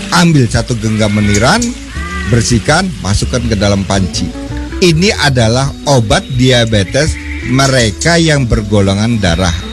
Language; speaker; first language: Indonesian; native; Indonesian